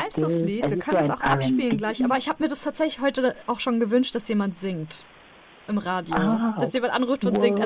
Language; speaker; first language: German; native; German